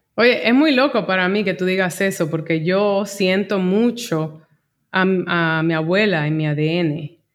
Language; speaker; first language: Spanish; native; Spanish